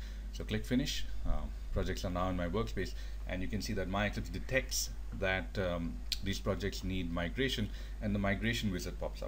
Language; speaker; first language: English; native; English